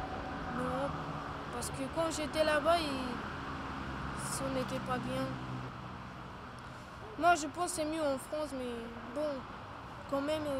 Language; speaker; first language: French; non-native, fluent; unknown